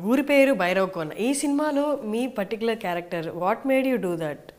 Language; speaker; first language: Telugu; native; Telugu